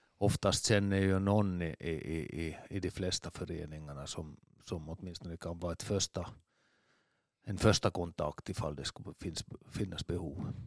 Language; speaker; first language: Swedish; native; Swedish